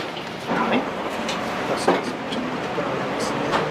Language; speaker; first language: Japanese; native; Japanese